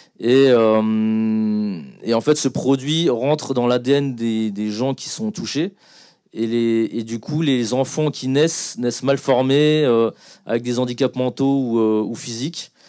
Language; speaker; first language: French; native; French